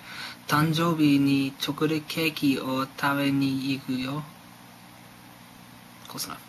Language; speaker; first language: Japanese; non-native, learner; English